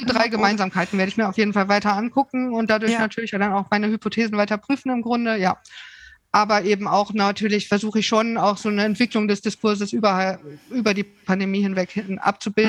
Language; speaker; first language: German; native; German